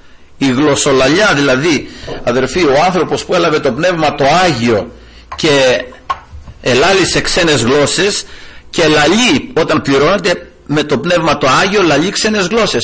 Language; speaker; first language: Greek; native; Greek